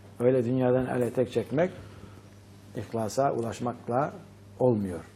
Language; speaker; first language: Turkish; native; Turkish